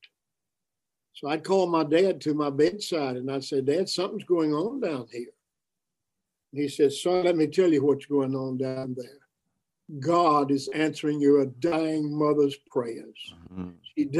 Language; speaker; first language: English; native; English